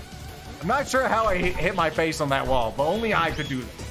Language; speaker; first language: English; native; English